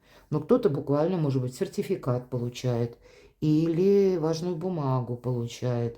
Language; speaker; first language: Russian; native; Russian